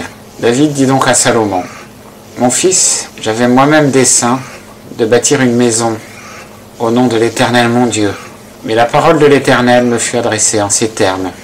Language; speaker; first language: French; native; French